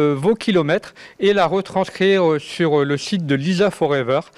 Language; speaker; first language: French; native; French